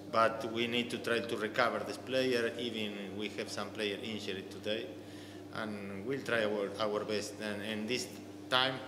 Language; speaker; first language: English; non-native, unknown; Arabic